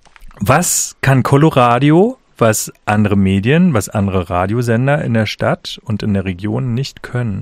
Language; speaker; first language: German; native; German